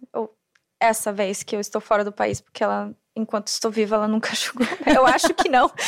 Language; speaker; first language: Portuguese; non-native, fluent; German